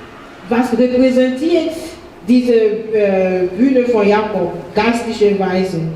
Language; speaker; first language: German; non-native, fluent; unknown